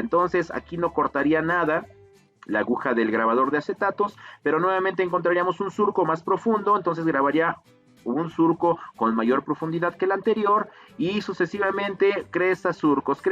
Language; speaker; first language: Spanish; native; Spanish